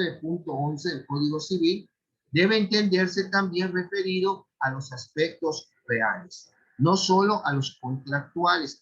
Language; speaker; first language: Spanish; native; Spanish